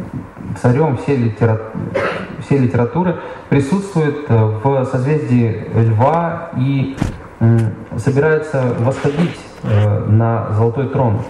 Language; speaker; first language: Russian; native; Russian